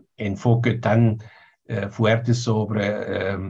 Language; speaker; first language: Spanish; non-native, fluent; German